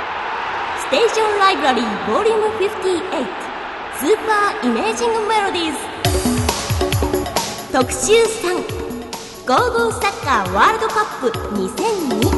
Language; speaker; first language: Japanese; native; Japanese